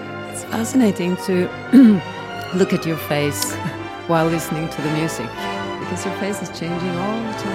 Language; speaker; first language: English; non-native, fluent; Norwegian